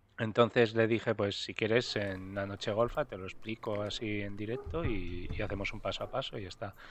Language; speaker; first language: Spanish; native; Spanish